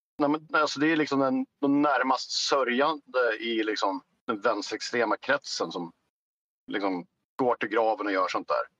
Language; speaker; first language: Swedish; native; Swedish